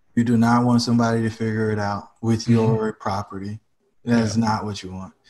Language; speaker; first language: English; native; English